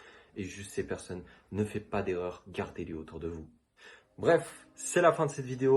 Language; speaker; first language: French; native; French